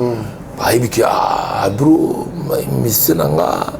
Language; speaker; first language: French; non-native, local second language; Lingala